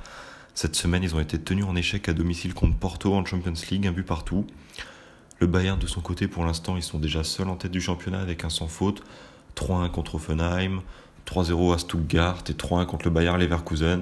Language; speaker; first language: French; native; French